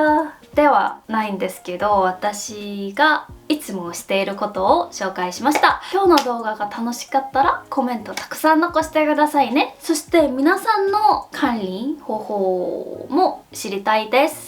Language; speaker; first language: Japanese; non-native, fluent; Korean